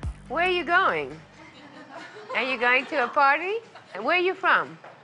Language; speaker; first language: English; non-native, fluent; French